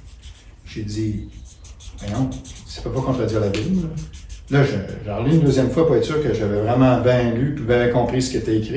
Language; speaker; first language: French; native; French